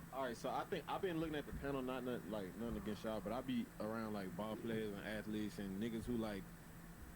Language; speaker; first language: English; native; English